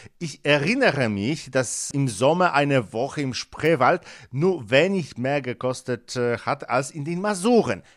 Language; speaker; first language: German; non-native, fluent; Polish